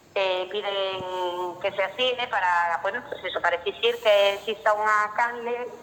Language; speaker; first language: Galician; non-native, local second language; Spanish